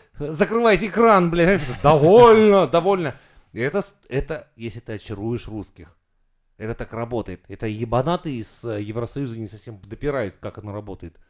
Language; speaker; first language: Russian; native; Russian